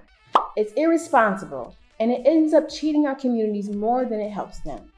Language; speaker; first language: English; native; English